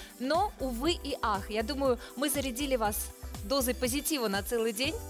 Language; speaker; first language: Russian; native; Russian